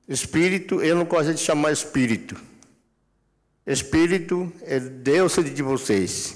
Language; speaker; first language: Portuguese; non-native, local second language; Yanomámi